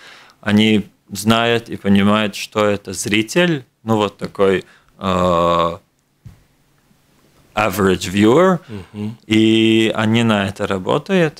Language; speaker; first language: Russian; non-native, local second language; Latvian